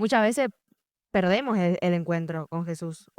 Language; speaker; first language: Spanish; native; Spanish